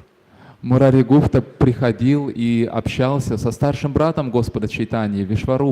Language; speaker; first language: Russian; native; Russian